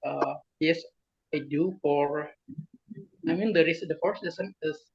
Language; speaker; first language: English; non-native, learner; Indonesian